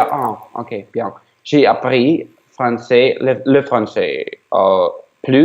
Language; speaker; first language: French; non-native, learner; Ukrainian